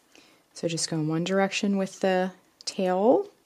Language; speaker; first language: English; native; English